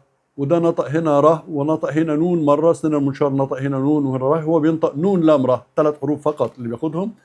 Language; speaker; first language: Arabic; native; Arabic